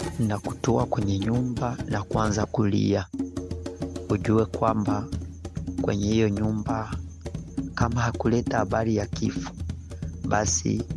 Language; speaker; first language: Swahili; non-native, local second language; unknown